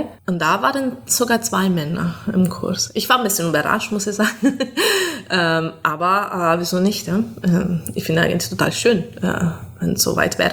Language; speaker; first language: German; non-native, fluent; Italian